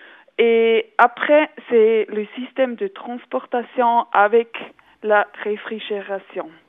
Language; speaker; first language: French; non-native, local second language; German